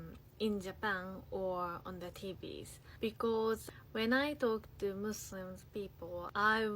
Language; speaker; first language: English; non-native, fluent; Japanese